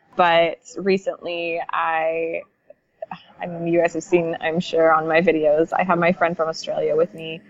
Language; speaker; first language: English; native; English